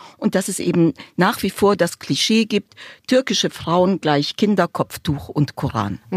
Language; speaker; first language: German; native; German